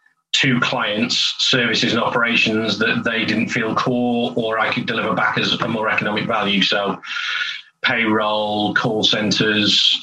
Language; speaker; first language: English; native; English